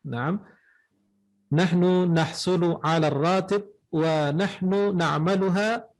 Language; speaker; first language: Arabic; non-native, fluent; Indonesian